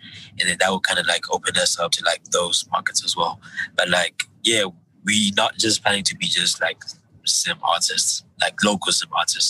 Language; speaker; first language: English; non-native, local second language; Shona